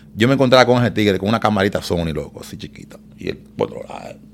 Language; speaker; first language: Spanish; native; Spanish